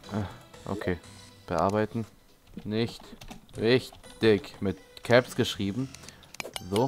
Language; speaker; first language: German; native; German